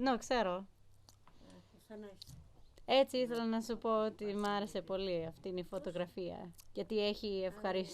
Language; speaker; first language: Greek; early bilingual, heritage; English